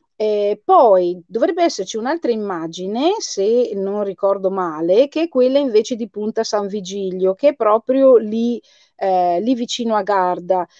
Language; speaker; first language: Italian; native; Italian